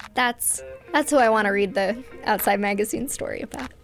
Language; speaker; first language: English; native; English